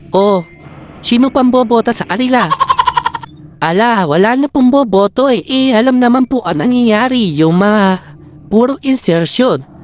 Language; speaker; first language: Filipino; native; Filipino